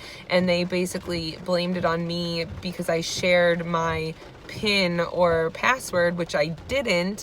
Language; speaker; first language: English; native; English